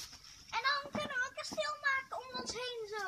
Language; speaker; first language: Dutch; native; Dutch